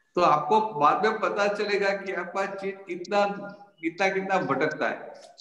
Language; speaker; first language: Hindi; non-native, local second language; Gujarati